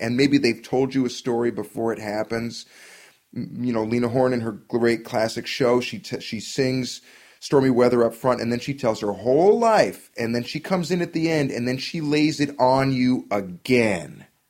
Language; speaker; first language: English; native; English